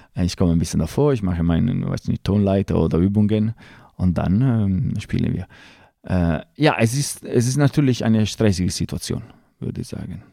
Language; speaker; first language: German; non-native, fluent; Italian